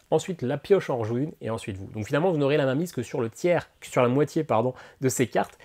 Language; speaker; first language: French; native; French